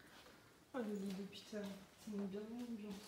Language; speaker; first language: French; native; French